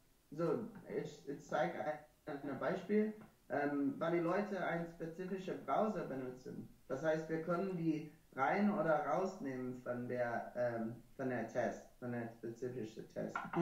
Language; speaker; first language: German; non-native, learner; English